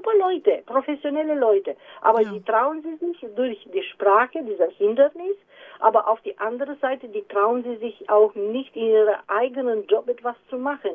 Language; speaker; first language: German; non-native, fluent; Romanian